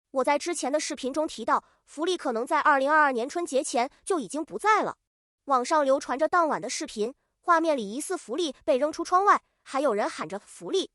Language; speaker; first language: Chinese; native; Chinese